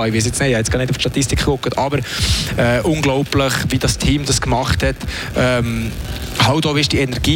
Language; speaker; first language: German; native; German